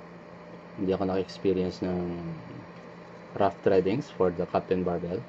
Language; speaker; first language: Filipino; native; Filipino